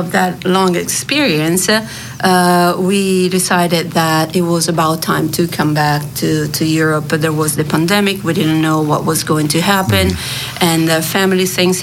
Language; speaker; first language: English; non-native, fluent; Italian